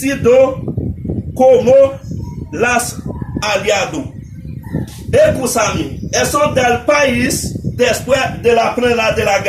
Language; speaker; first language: Spanish; non-native, learner; Haitian Creole